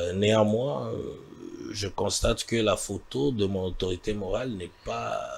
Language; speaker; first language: French; non-native, local second language; Swahili